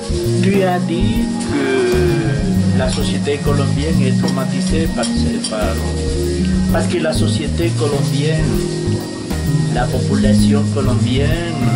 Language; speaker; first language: French; non-native, fluent; Spanish